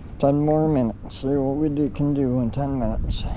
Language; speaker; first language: English; native; English